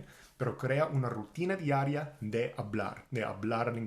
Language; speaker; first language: Spanish; non-native, fluent; English